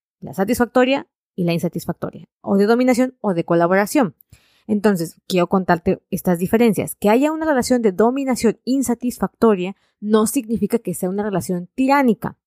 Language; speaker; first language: Spanish; native; Spanish